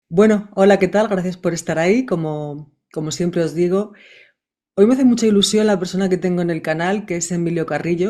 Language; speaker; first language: Spanish; native; Spanish